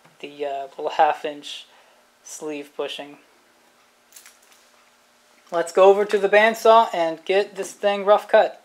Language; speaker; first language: English; native; English